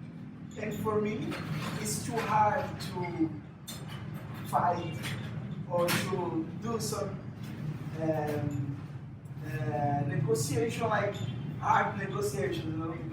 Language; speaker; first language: English; non-native, fluent; Portuguese